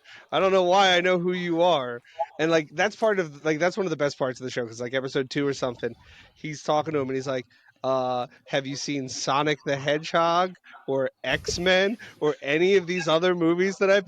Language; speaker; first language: English; native; English